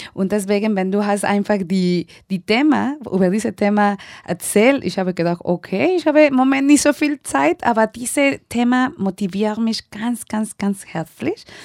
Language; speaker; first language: German; non-native, learner; Spanish